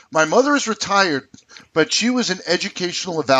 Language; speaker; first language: English; native; English